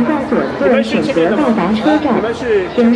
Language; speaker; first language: Chinese; non-native, fluent; English